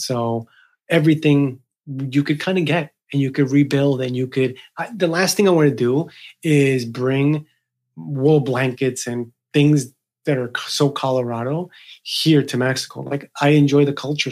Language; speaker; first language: English; early bilingual, other home language; Spanish